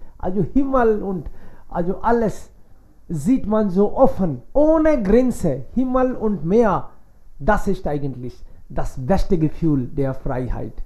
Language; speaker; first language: German; non-native, fluent; Hindi